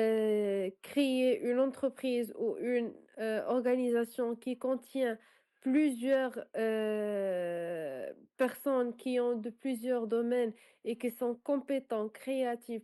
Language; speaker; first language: French; non-native, local second language; Arabic